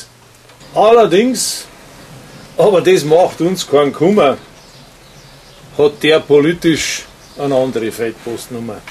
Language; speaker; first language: German; native; German